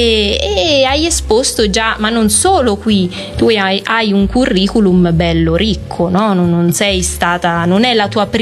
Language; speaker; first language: Italian; native; Italian